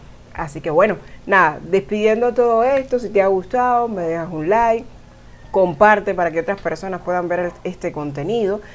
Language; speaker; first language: Spanish; native; Spanish